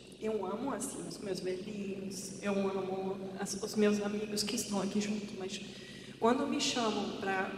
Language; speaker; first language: Portuguese; non-native, fluent; German